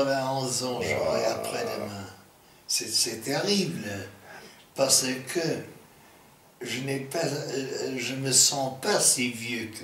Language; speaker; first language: French; non-native, fluent; English